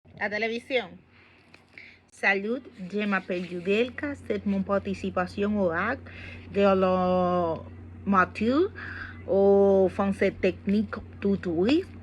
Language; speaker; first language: French; non-native, learner; Spanish